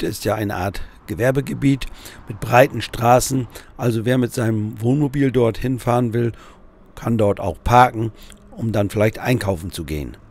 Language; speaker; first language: German; native; German